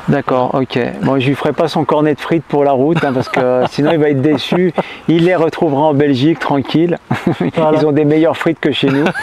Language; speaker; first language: French; native; French